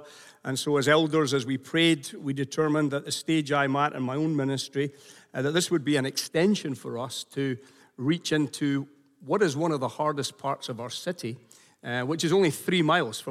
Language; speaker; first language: English; native; English